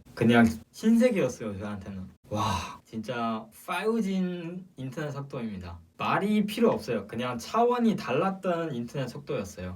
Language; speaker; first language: Korean; non-native, fluent; Chinese